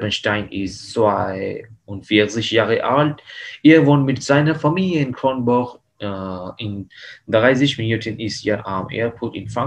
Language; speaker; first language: German; non-native, learner; Hindi